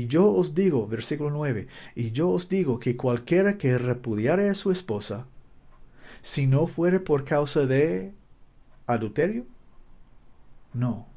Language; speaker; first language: Spanish; non-native, learner; English